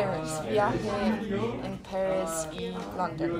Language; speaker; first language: Spanish; non-native, learner; English